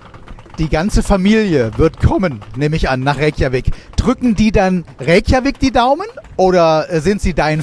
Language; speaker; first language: German; native; German